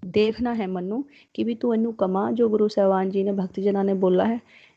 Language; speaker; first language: Hindi; non-native, local second language; Punjabi